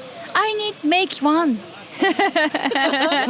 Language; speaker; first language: English; non-native, learner; Japanese